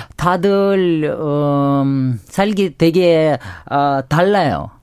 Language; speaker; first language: Korean; non-native, fluent; Ukrainian